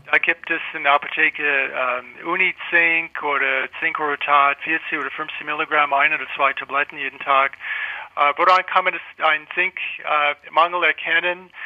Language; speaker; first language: German; non-native, fluent; English